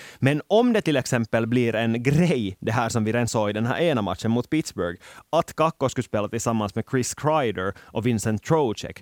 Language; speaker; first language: Swedish; native; Swedish